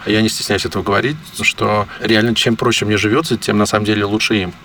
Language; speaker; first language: Russian; native; Russian